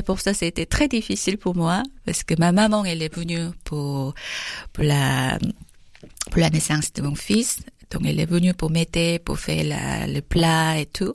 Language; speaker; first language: French; non-native, fluent; Korean